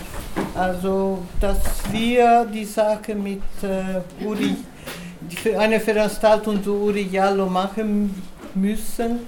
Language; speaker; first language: German; non-native, fluent; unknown